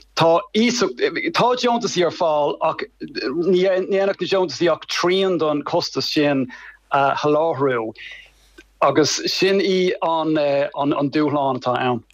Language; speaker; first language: Irish; non-native, local second language; English